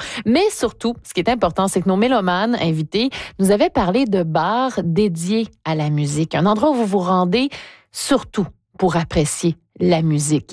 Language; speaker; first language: French; native; French